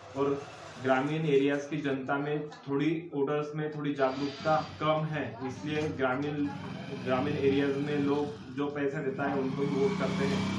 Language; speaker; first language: Hindi; non-native, local second language; Marathi